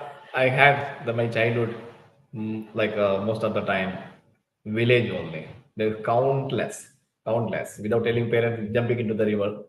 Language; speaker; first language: English; non-native, local second language; Tulu